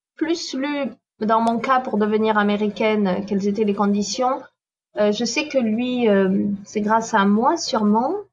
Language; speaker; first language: French; native; French